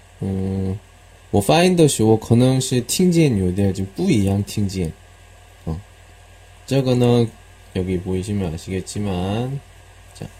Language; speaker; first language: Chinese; non-native, learner; Korean